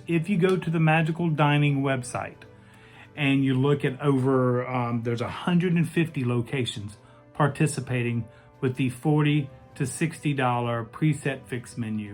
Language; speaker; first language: English; native; English